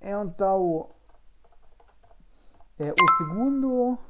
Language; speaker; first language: Portuguese; non-native, learner; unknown